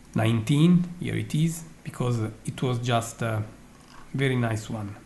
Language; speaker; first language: English; non-native, fluent; Italian